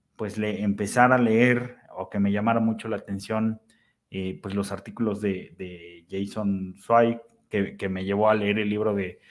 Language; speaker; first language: Spanish; native; Spanish